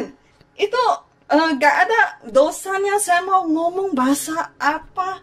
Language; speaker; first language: Indonesian; non-native, fluent; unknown